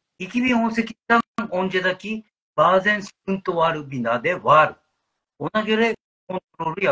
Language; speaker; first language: Turkish; non-native, learner; Japanese